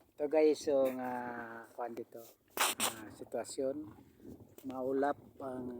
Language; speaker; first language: Filipino; non-native, local second language; Cebuano